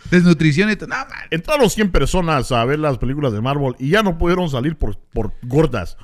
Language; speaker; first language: Spanish; native; Spanish